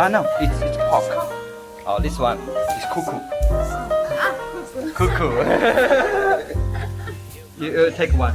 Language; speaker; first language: English; non-native, learner; Chinese